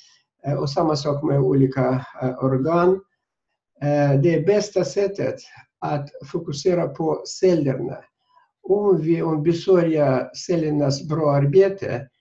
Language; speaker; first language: Swedish; non-native, fluent; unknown